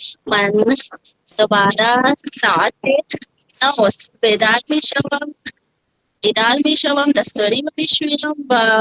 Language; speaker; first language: Persian; non-native, learner; Urdu